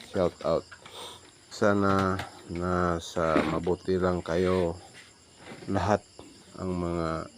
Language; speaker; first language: Filipino; non-native, local second language; Cebuano